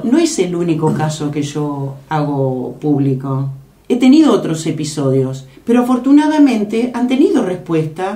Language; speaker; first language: Spanish; native; Spanish